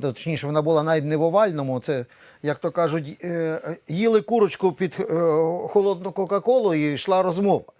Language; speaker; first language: Ukrainian; native; Ukrainian